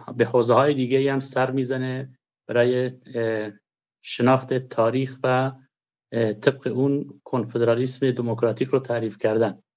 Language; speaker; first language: Persian; non-native, local second language; Kurdish